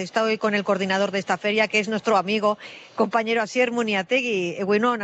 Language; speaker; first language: Spanish; native; Spanish